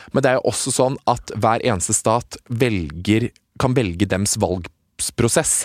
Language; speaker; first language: Norwegian; native; Norwegian